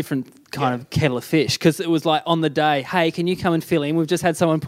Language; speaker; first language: English; native; English